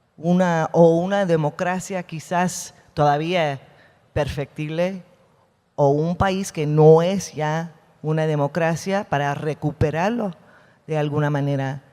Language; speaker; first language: Spanish; non-native, fluent; English